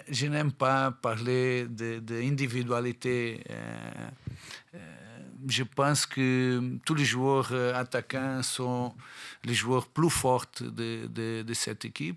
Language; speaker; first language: French; non-native, fluent; Portuguese